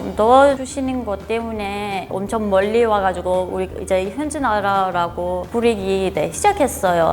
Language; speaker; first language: Korean; non-native, fluent; Turkish